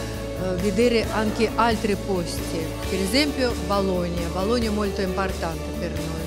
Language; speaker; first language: Italian; non-native, learner; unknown